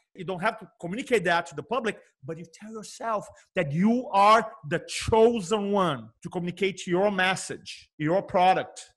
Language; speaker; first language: English; non-native, fluent; Portuguese